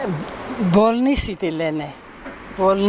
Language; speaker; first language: Greek; early bilingual, heritage; Greek